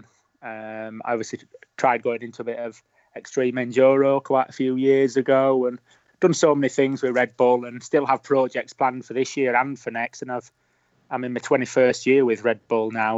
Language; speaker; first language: English; native; English